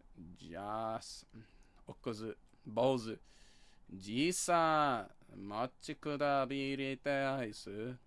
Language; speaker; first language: Japanese; non-native, learner; English